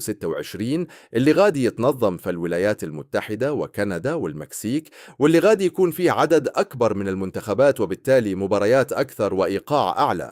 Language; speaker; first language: Arabic; native; Arabic